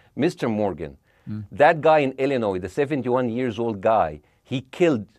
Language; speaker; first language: English; non-native, fluent; Arabic